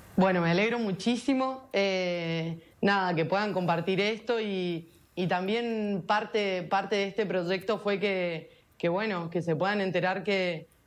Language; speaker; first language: Spanish; native; Spanish